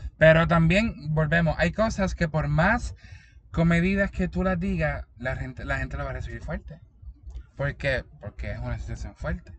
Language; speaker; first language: Spanish; native; Spanish